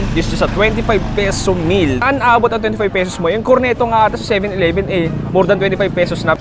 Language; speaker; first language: Filipino; native; Filipino